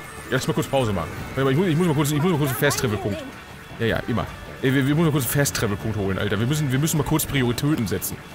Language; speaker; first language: German; native; German